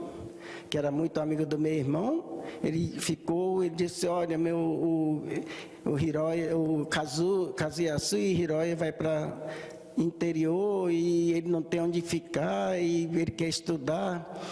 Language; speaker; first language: Portuguese; early bilingual, other home language; Japanese